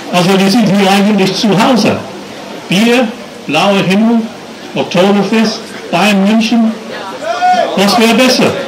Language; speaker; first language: German; non-native, fluent; English